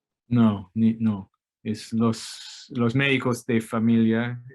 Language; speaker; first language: Spanish; non-native, fluent; English